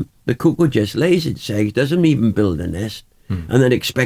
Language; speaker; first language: English; native; English